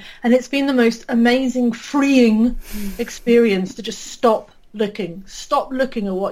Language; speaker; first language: English; native; English